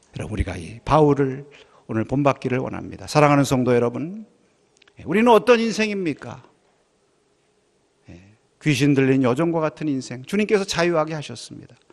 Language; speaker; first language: Korean; native; Korean